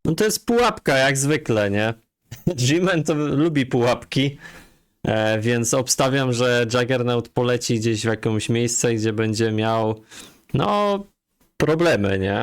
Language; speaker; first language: Polish; native; Polish